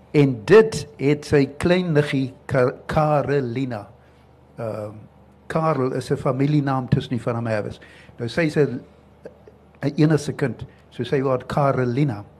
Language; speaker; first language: Afrikaans; native; Afrikaans